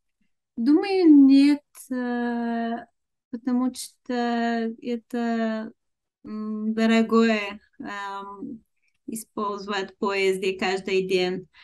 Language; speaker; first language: Russian; non-native, learner; Bulgarian